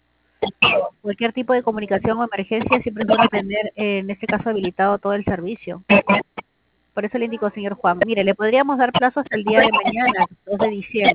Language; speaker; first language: Spanish; native; Spanish